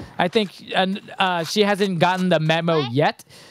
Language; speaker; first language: English; early bilingual, other home language; Japanese